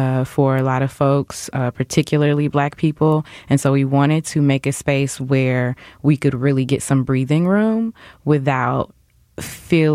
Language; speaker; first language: English; native; English